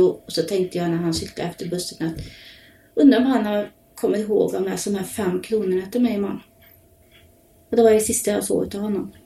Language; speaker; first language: Swedish; native; Swedish